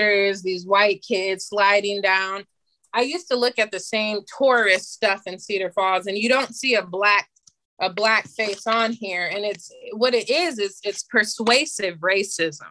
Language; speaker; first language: English; native; English